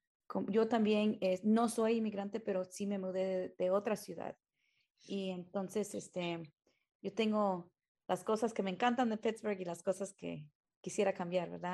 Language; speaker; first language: Spanish; early bilingual, heritage; Spanish